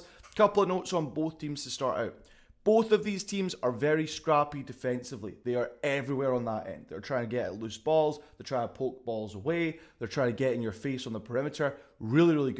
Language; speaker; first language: English; native; English